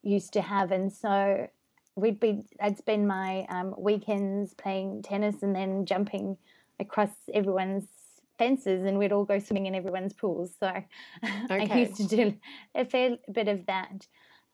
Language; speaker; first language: English; native; English